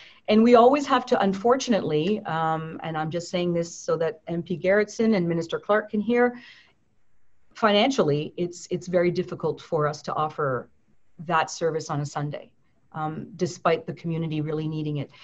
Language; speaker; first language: English; native; English